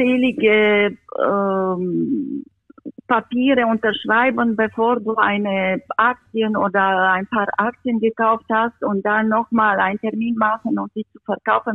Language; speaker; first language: German; non-native, fluent; Romanian